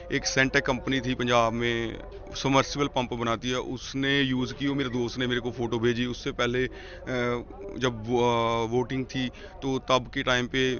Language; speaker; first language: Hindi; non-native, local second language; Punjabi